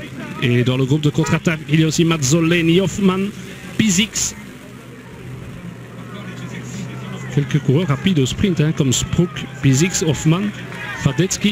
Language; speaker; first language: French; native; French